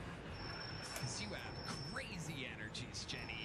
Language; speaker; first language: English; native; English